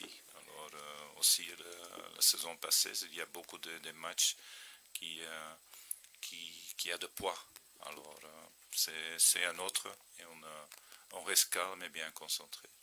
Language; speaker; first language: French; non-native, fluent; Dutch